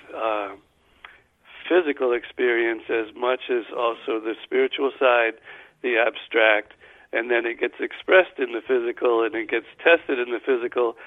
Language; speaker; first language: English; native; English